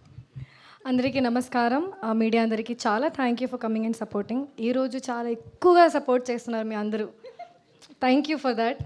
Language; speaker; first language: Telugu; non-native, learner; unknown